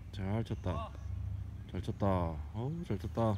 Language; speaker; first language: Korean; native; Korean